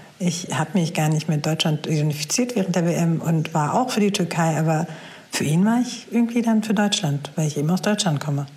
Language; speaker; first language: German; early bilingual, other home language; Turkish